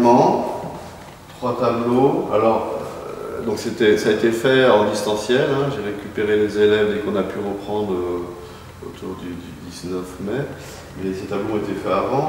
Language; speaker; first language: French; native; French